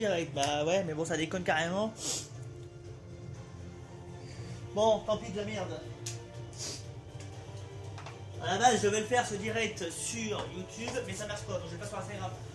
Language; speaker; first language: French; native; French